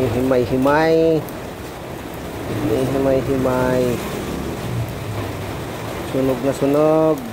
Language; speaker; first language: Filipino; native; Filipino